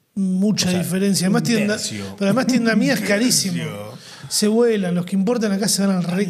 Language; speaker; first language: Spanish; native; Spanish